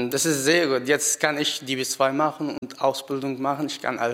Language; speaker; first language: German; non-native, learner; Arabic